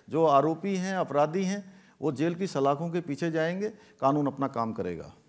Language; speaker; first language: Hindi; native; Hindi